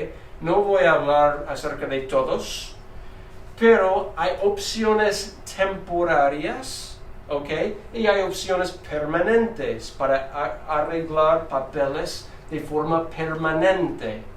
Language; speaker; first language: Spanish; non-native, fluent; English